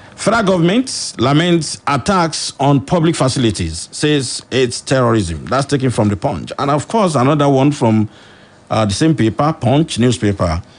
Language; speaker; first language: English; non-native, local second language; Yoruba